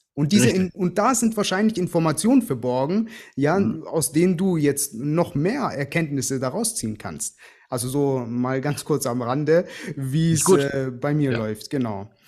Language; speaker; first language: German; early bilingual, other home language; Greek